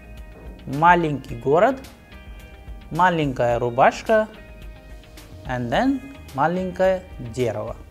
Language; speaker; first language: Russian; non-native, fluent; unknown